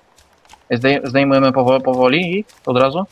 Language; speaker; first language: Polish; native; Polish